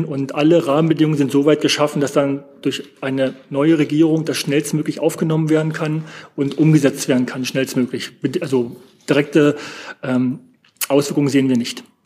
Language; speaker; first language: German; native; German